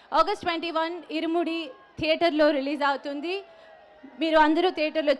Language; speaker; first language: Telugu; non-native, learner; Tamil